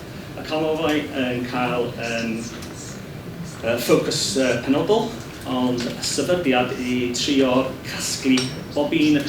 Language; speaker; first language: Welsh; non-native, learner; English